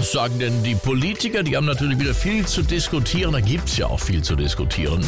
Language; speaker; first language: German; native; German